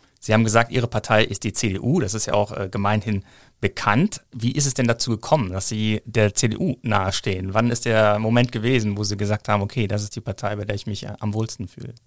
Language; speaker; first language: German; native; German